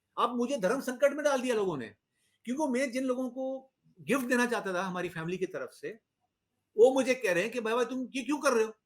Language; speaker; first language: Hindi; native; Hindi